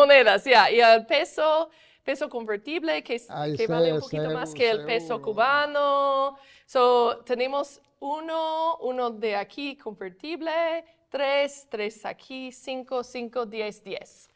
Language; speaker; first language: Spanish; non-native, fluent; English